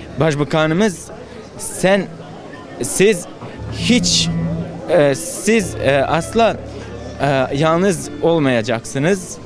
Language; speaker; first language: Turkish; non-native, learner; Bosnian